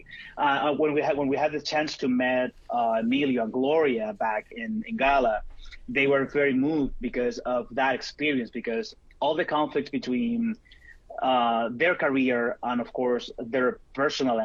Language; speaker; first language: English; non-native, fluent; Spanish